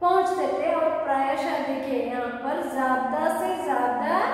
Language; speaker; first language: Hindi; non-native, local second language; Kannada